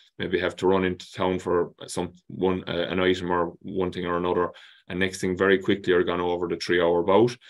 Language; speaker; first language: English; native; English